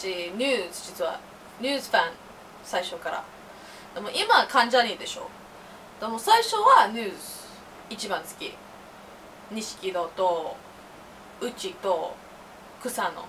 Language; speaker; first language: Japanese; non-native, learner; English